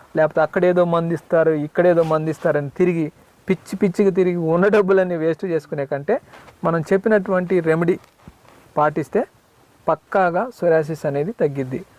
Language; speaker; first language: Telugu; non-native, local second language; Koya